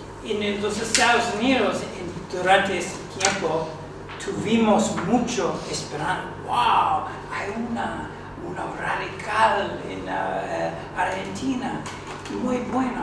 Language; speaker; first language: Spanish; non-native, fluent; English